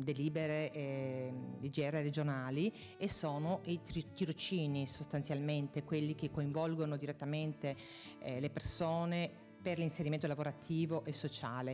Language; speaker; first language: Italian; native; Italian